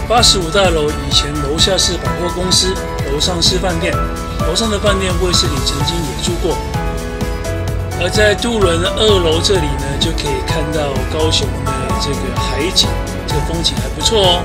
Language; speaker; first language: Chinese; native; Chinese